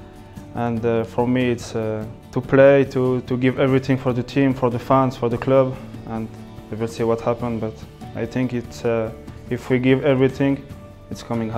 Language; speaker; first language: English; non-native, learner; French